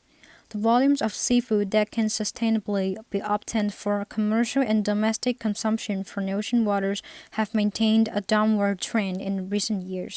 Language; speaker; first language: English; non-native, fluent; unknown